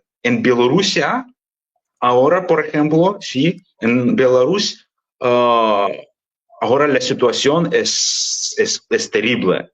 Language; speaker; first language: Spanish; non-native, fluent; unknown